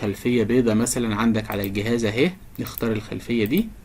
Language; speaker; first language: Arabic; native; Arabic